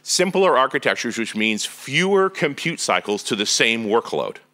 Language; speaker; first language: English; native; English